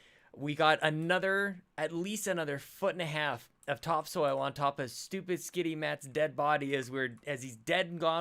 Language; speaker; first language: English; native; English